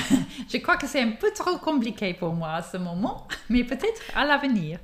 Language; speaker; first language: French; non-native, fluent; English